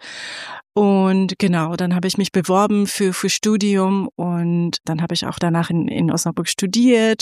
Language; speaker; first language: German; non-native, fluent; Persian